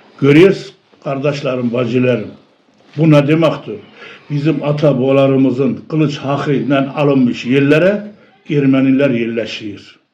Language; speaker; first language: Turkish; early bilingual, heritage; Turkish